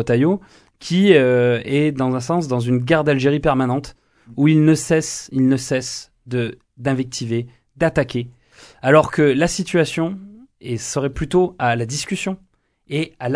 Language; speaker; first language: French; native; French